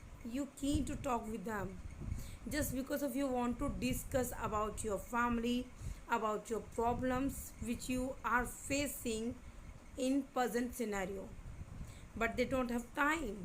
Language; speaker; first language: English; non-native, local second language; Hindi